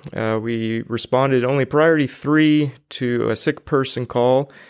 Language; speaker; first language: English; native; English